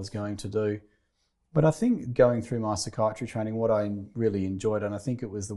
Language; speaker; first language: English; native; English